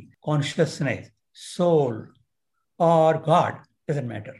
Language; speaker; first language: English; non-native, local second language; Marathi